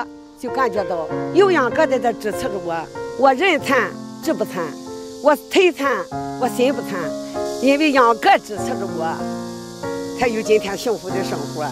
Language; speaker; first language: Chinese; native; Chinese